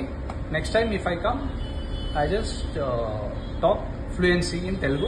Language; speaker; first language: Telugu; non-native, learner; Hindi